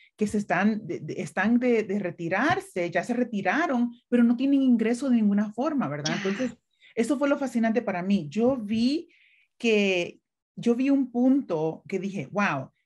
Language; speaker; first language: Spanish; native; Spanish